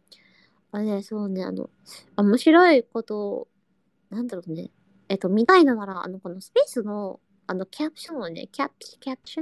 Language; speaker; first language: Japanese; non-native, learner; Indonesian